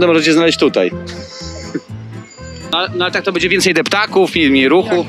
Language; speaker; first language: Polish; native; Polish